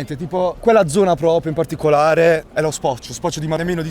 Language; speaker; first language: Italian; native; Italian